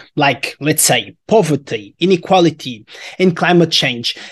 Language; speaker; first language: English; non-native, fluent; Portuguese